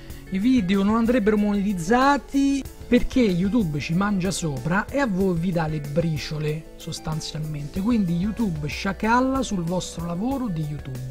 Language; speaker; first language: Italian; native; Italian